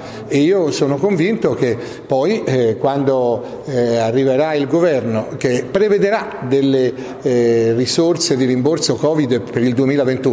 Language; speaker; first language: Italian; native; Italian